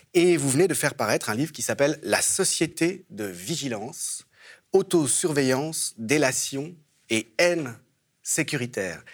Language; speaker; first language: French; native; French